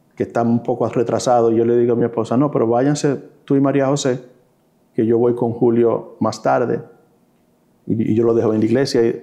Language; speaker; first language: Spanish; early bilingual, heritage; Spanish